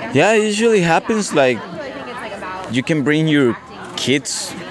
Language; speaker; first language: English; non-native, fluent; Spanish